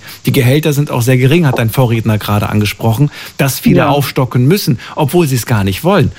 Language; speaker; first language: German; native; German